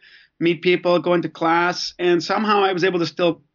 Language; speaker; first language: English; native; English